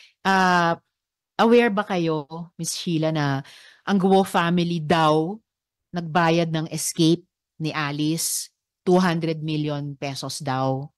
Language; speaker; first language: Filipino; native; Filipino